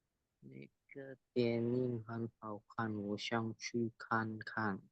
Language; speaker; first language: Chinese; non-native, learner; Indonesian